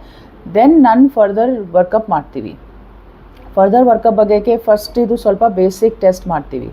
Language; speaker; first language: Kannada; non-native, learner; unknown